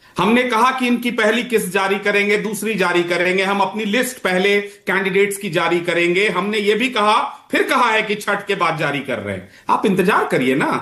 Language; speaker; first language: Hindi; native; Hindi